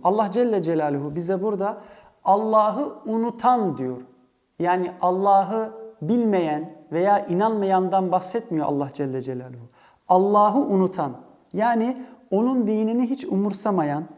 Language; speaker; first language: Turkish; early bilingual, heritage; Turkish